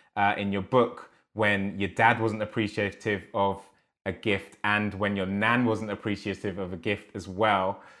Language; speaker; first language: English; native; English